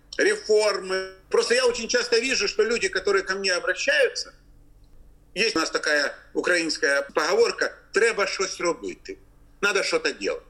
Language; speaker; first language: Russian; native; Russian